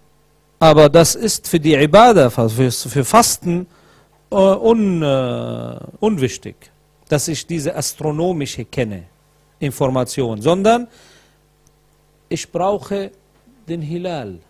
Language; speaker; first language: German; non-native, fluent; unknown